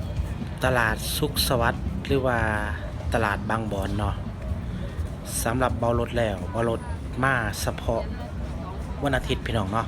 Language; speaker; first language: Thai; non-native, local second language; Lao